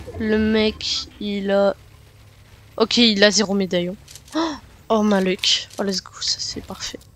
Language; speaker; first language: French; native; French